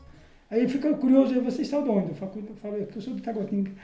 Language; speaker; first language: Portuguese; non-native, fluent; Arabic